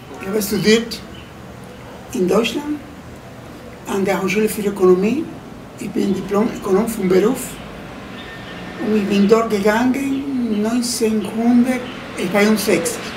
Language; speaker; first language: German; non-native, fluent; Spanish